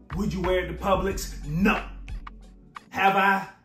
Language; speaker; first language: English; native; English